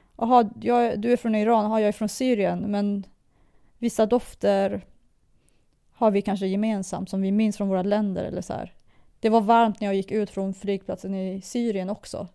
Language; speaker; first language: Swedish; early bilingual, other home language; Persian